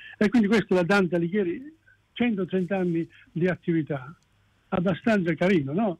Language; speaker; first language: Italian; early bilingual, heritage; Italian